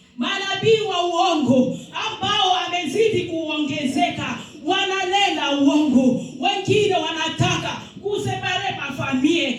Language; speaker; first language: Swahili; native; Swahili